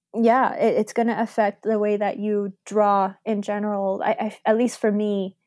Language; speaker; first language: English; early bilingual, other home language; Spanish